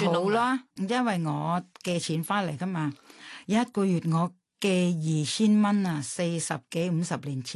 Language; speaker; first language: Cantonese; non-native, fluent; Thai